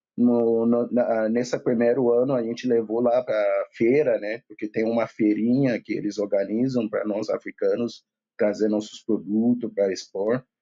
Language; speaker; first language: Portuguese; non-native, fluent; Yoruba